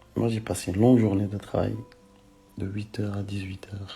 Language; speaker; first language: French; non-native, local second language; Arabic